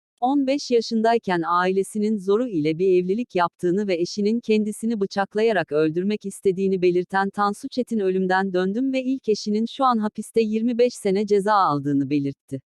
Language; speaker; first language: Turkish; native; Turkish